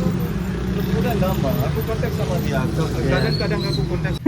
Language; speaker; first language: Indonesian; non-native, learner; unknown